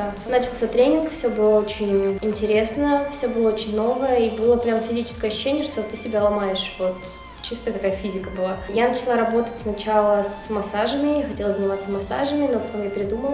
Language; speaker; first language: Russian; native; Russian